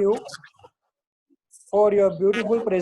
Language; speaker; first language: English; non-native, learner; Gujarati